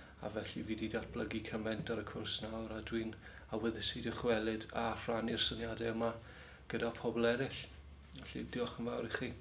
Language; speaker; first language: Welsh; native; Welsh